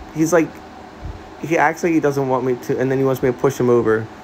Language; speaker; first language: English; native; English